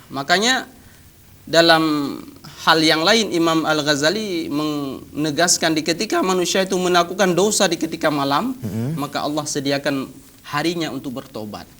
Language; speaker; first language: Indonesian; non-native, local second language; Achinese